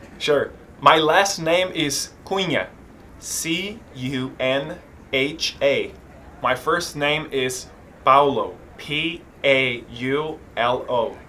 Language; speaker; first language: English; non-native, fluent; Portuguese